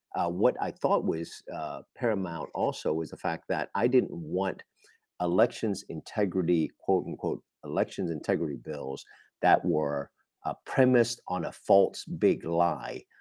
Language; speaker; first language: English; non-native, fluent; Vietnamese